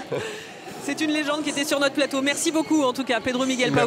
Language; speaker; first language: French; native; French